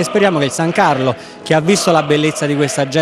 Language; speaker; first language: Italian; native; Italian